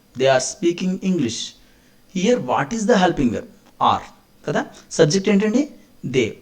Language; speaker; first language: English; non-native, local second language; Telugu